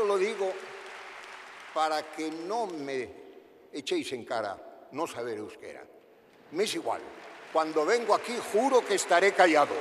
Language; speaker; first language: Spanish; native; Spanish